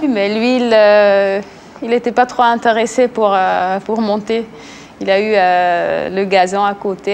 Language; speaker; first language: French; non-native, local second language; German